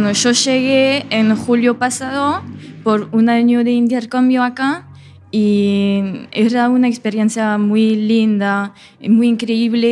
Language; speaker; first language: Spanish; non-native, fluent; French